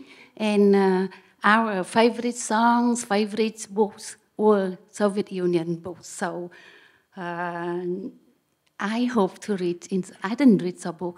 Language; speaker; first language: English; non-native, learner; Vietnamese